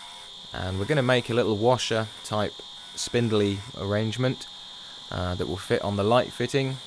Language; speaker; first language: English; native; English